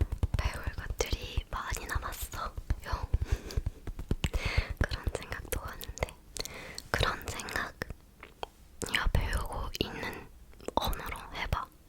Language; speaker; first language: Korean; non-native, fluent; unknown